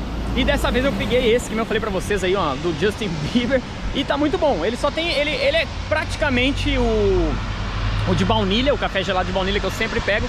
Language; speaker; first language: Portuguese; native; Portuguese